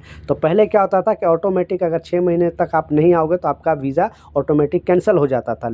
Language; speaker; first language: Hindi; native; Hindi